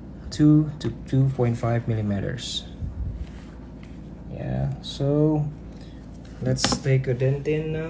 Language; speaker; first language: English; non-native, fluent; Indonesian